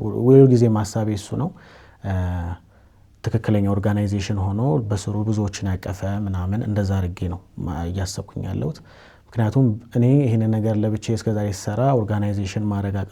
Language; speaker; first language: Amharic; native; Amharic